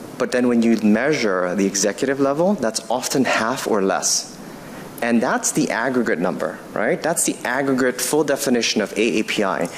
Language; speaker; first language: English; non-native, fluent; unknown